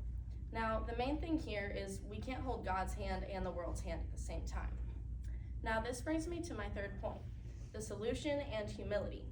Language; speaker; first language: English; native; English